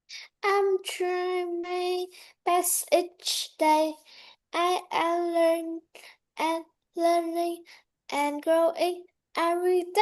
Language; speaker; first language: English; non-native, learner; Vietnamese